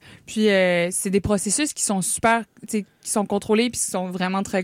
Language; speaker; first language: French; native; French